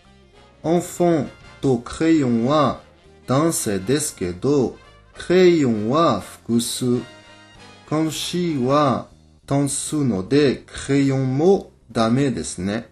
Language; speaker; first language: Japanese; non-native, fluent; French